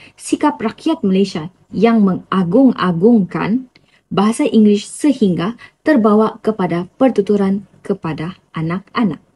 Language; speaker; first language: Malay; native; Malay